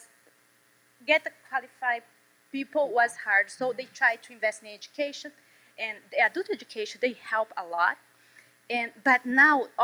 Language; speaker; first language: English; non-native, learner; Portuguese